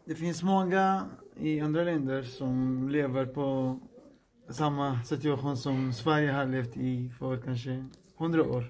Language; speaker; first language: Swedish; non-native, fluent; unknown